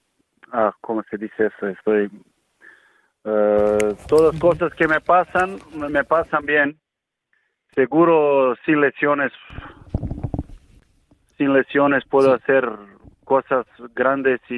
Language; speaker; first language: Spanish; non-native, learner; Serbian